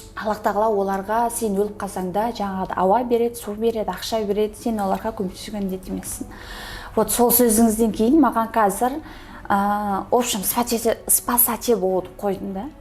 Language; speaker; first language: Kazakh; early bilingual, heritage; Kazakh